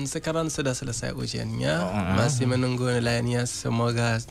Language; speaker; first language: Indonesian; non-native, learner; Hausa